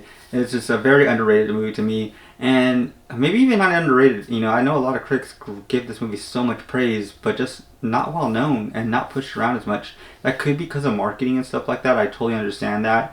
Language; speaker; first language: English; native; English